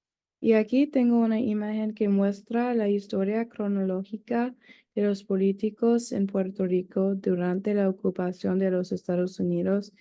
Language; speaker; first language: Spanish; non-native, learner; English